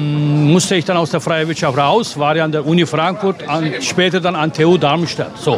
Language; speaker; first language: German; non-native, fluent; Turkish